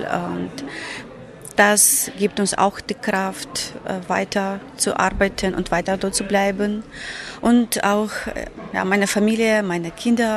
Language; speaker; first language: German; non-native, fluent; Ukrainian